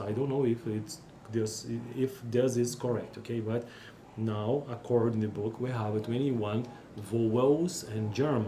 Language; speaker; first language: English; non-native, learner; Portuguese